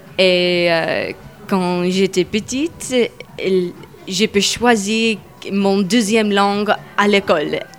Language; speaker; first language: French; non-native, learner; English